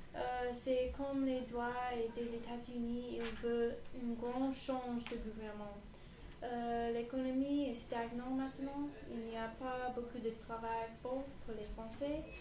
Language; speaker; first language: French; non-native, learner; English